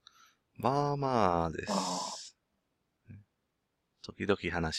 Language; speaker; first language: Japanese; non-native, learner; English